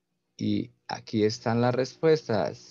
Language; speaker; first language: Spanish; non-native, fluent; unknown